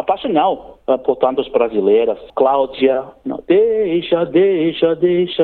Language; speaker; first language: Portuguese; non-native, learner; English